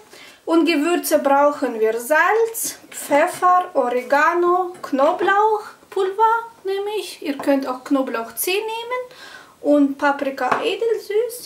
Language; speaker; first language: German; non-native, fluent; Russian